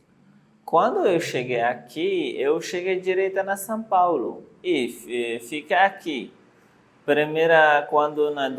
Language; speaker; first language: Portuguese; non-native, learner; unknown